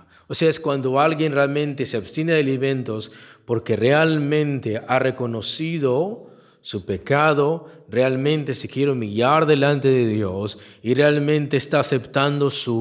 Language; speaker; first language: Spanish; native; Spanish